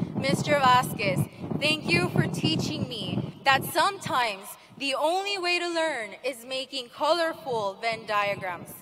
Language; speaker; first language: English; early bilingual, other home language; Spanish